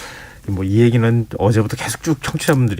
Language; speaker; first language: Korean; native; Korean